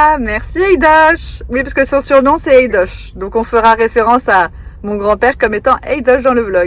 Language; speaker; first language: French; native; French